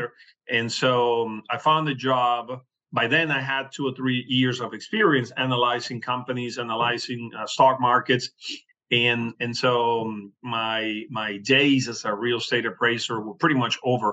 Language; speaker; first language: English; non-native, fluent; Spanish